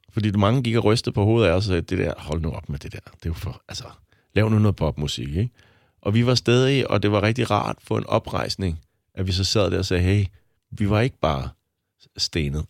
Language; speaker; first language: Danish; native; Danish